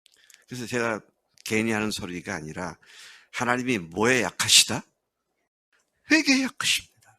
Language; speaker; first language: Korean; native; Korean